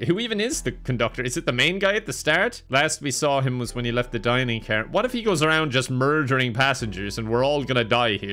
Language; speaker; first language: English; native; English